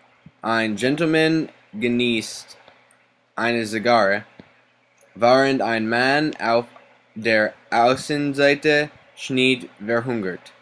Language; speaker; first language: German; non-native, learner; English